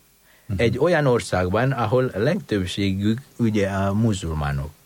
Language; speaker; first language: Hungarian; non-native, fluent; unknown